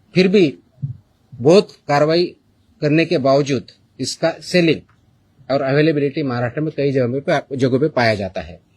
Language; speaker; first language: Hindi; non-native, local second language; Marathi